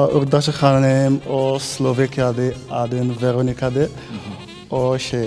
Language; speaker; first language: Azerbaijani; non-native, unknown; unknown